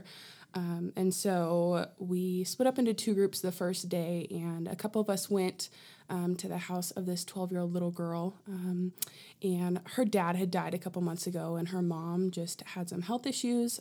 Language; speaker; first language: English; native; English